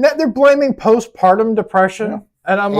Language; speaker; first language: English; native; English